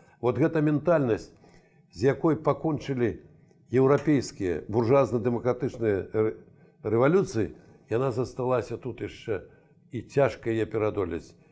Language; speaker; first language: Belarusian; native; Belarusian